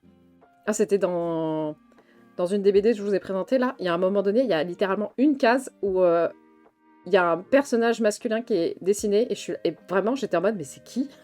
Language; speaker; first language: French; native; French